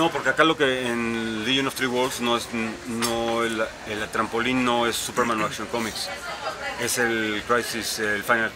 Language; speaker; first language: Spanish; native; Spanish